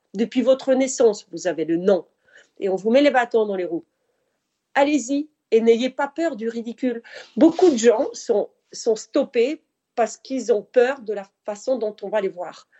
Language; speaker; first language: French; non-native, fluent; Spanish